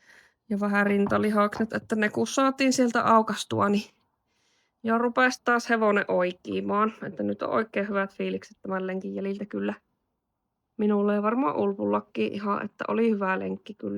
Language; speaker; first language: Finnish; native; Finnish